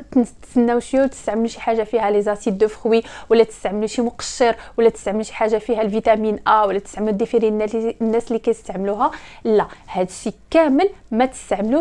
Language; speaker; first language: Arabic; native; Arabic